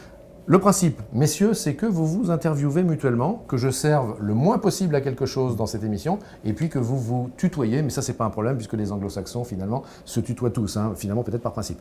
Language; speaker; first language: French; native; French